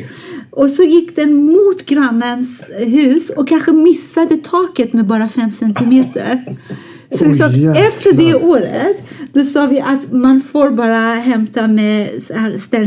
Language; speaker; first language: Swedish; non-native, fluent; Persian